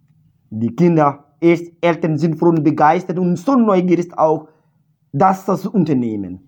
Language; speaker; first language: German; non-native, learner; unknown